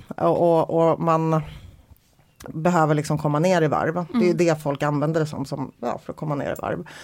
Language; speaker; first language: Swedish; early bilingual, other home language; Polish